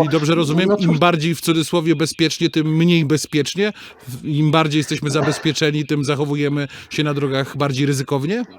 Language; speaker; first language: Polish; native; Polish